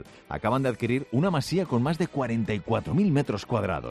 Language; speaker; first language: Spanish; native; Spanish